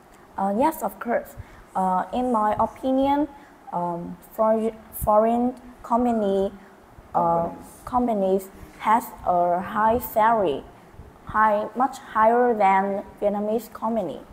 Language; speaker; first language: English; non-native, learner; Vietnamese